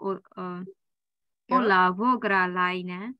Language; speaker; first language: Finnish; non-native, learner; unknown